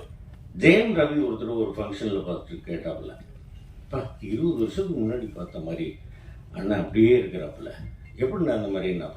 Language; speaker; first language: Tamil; native; Tamil